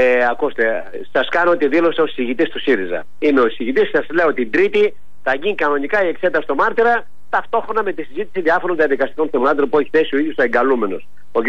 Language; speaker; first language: Greek; native; Greek